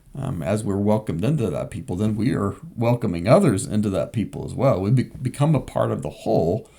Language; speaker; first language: English; native; English